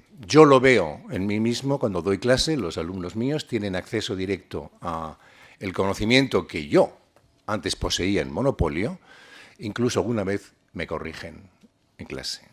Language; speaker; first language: Spanish; native; Spanish